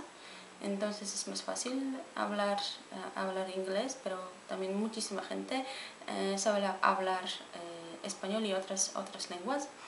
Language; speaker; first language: Spanish; non-native, fluent; Polish